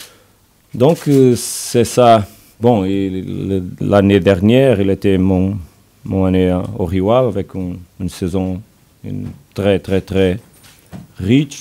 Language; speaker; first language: French; non-native, learner; Portuguese